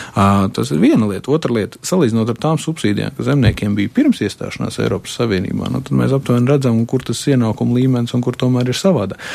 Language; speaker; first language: Latvian; native; Latvian